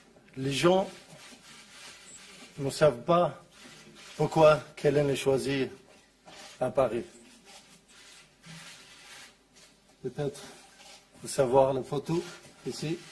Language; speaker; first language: French; non-native, learner; Arabic